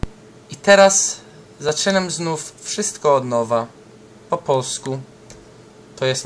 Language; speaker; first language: Polish; early bilingual, heritage; English